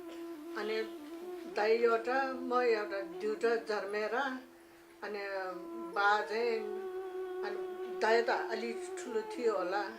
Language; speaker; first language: Nepali; non-native, local second language; Tibetan